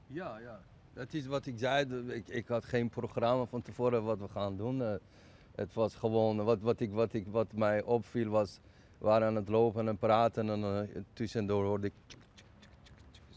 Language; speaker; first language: Dutch; non-native, fluent; Persian